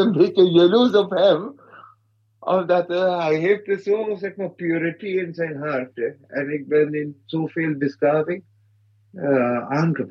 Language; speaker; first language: Dutch; non-native, fluent; Malayalam